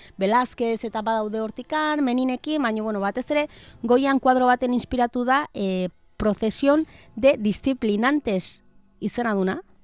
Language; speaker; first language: Basque; native; Basque